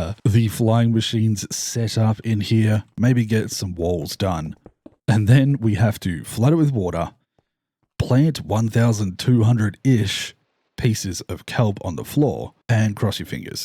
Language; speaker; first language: English; native; English